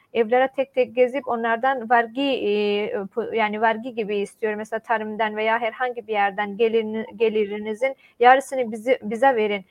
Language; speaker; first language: Turkish; non-native, fluent; Persian